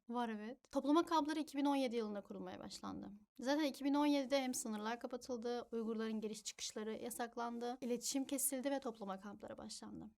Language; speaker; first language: Turkish; early bilingual, other home language; Uyghur